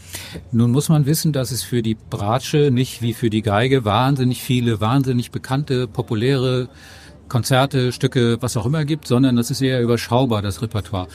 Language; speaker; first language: German; native; German